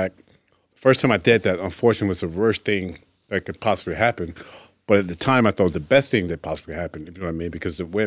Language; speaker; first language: English; native; English